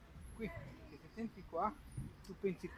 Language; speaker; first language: Italian; non-native, fluent; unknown